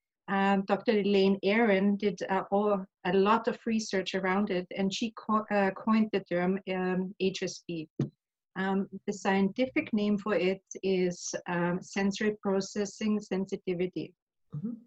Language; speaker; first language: English; non-native, fluent; German